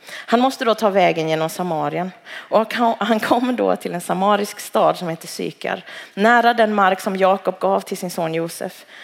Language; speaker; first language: Swedish; early bilingual, other home language; Cantonese